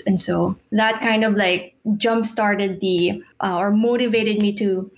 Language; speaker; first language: English; non-native, local second language; Filipino